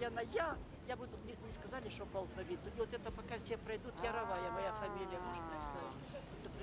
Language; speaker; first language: Russian; native; Russian